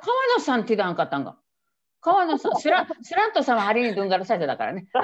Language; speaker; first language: Indonesian; non-native, fluent; Japanese